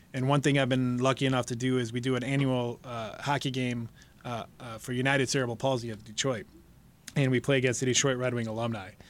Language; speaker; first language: English; native; English